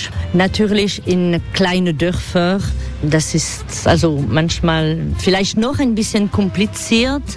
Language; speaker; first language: German; non-native, fluent; French